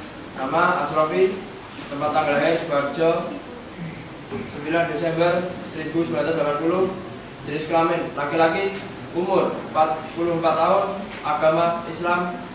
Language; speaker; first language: Indonesian; native; Indonesian